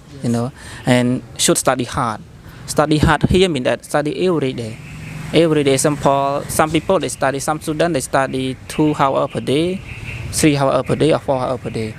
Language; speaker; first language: English; non-native, learner; Khmer